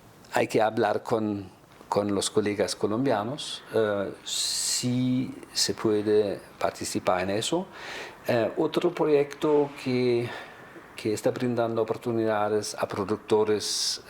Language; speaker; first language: Spanish; non-native, fluent; German